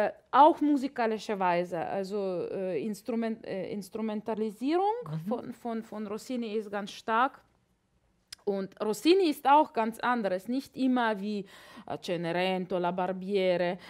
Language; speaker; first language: German; non-native, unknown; Latvian